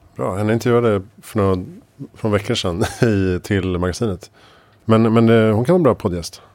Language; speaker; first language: Swedish; native; Swedish